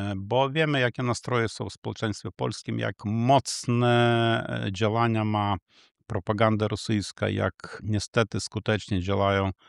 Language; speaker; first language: Polish; non-native, fluent; Ukrainian